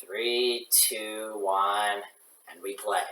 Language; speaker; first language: English; native; English